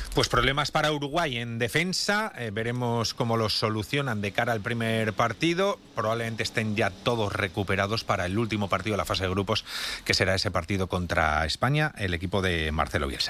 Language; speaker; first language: Spanish; native; Spanish